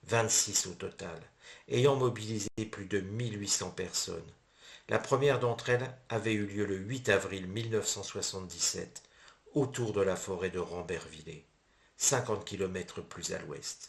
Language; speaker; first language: French; native; French